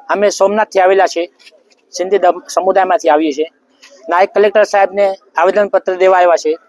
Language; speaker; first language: Gujarati; non-native, local second language; Sindhi